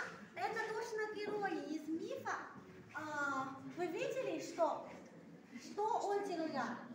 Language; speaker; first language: Russian; non-native, learner; Chinese